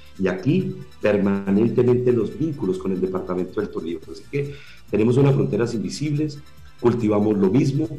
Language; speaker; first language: Spanish; native; Spanish